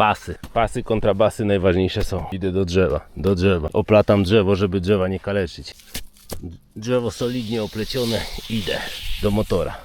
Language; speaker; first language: Polish; native; Polish